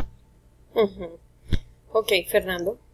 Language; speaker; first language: English; non-native, fluent; Spanish